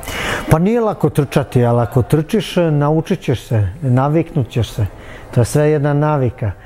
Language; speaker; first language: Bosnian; early bilingual, heritage; Bosnian